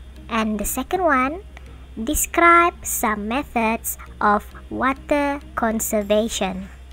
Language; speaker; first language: English; non-native, local second language; Malay